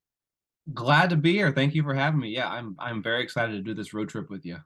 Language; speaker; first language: English; native; English